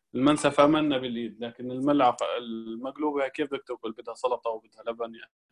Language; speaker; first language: Arabic; native; Arabic